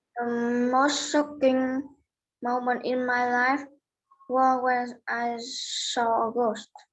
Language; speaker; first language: English; non-native, learner; Vietnamese